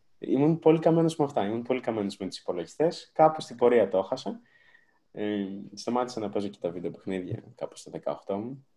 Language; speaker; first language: Greek; early bilingual, other home language; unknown